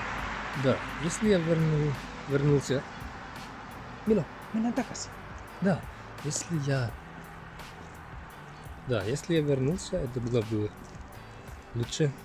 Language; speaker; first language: Russian; non-native, learner; Finnish